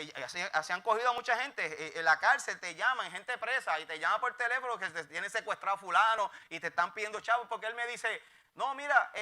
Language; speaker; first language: Spanish; native; Spanish